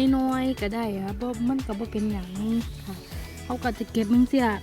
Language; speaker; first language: Thai; non-native, local second language; Northeastern Thai